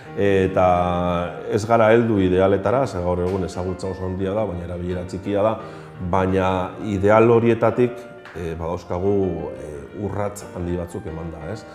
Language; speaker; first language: Basque; native; Basque